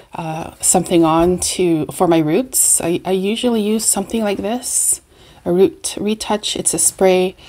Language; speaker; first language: English; native; English